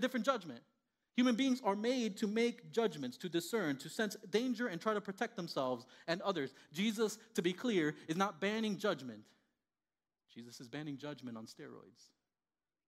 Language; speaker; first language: English; early bilingual, other home language; Spanish